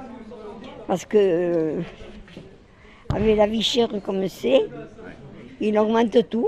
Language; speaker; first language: French; native; French